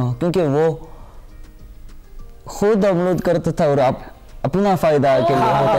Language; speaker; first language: Hindi; non-native, learner; Korean